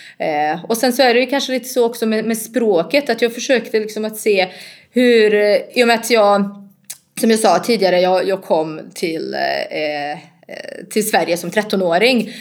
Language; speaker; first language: Swedish; non-native, fluent; Bosnian